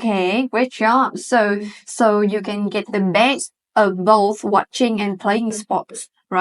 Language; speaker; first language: English; non-native, fluent; Vietnamese